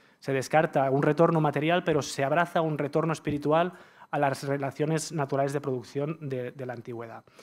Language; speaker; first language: Spanish; native; Spanish